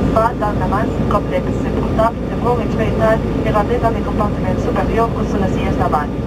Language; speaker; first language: Spanish; native; Spanish